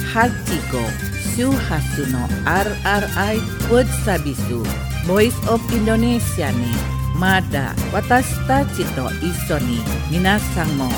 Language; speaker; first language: Japanese; non-native, learner; Indonesian